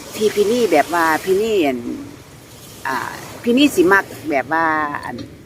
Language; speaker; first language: Thai; non-native, local second language; Northeastern Thai